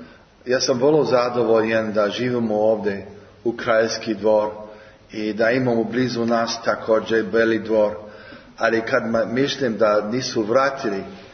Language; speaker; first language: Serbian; non-native, learner; English